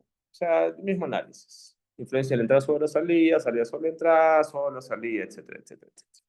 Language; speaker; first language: Spanish; native; Spanish